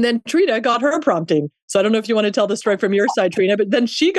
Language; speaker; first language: English; native; English